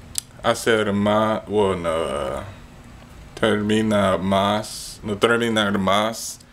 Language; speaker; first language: Spanish; non-native, learner; English